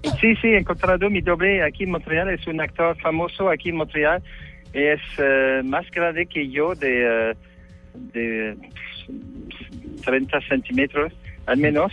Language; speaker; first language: Spanish; non-native, learner; French